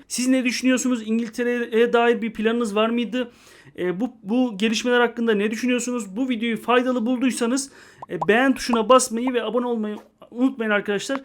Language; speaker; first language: Turkish; native; Turkish